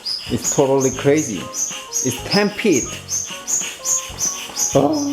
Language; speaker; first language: English; non-native, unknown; Korean